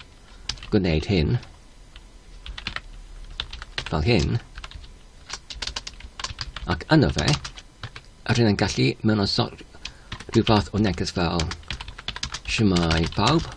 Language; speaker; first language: Welsh; non-native, fluent; English